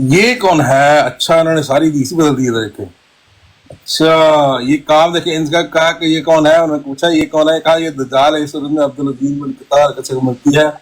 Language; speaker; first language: Urdu; non-native, local second language; Punjabi